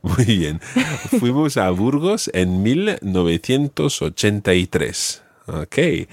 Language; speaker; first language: Spanish; non-native, fluent; English